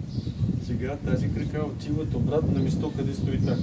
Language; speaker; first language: Bulgarian; non-native, learner; Russian